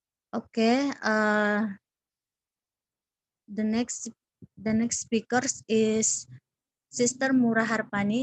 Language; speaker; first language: English; non-native, learner; Indonesian